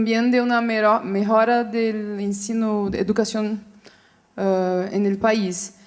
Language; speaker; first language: Spanish; non-native, fluent; Portuguese